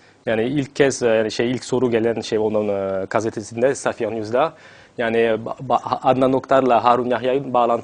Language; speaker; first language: Turkish; non-native, fluent; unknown